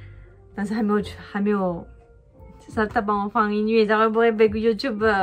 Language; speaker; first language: Chinese; non-native, fluent; French